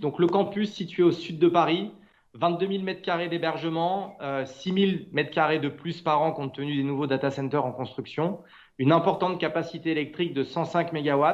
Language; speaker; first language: French; native; French